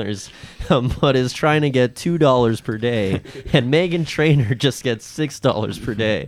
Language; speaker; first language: English; early bilingual, other home language; Spanish